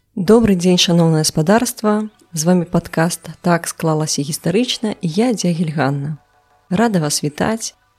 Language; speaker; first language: Belarusian; non-native, local second language; Russian